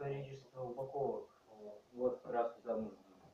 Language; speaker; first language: Russian; native; Russian